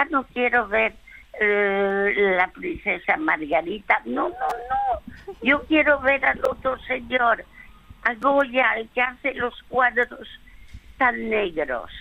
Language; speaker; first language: Spanish; early bilingual, other home language; French